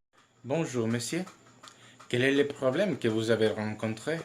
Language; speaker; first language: French; non-native, learner; Spanish